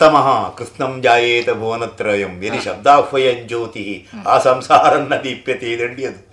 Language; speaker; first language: Kannada; non-native, local second language; Tulu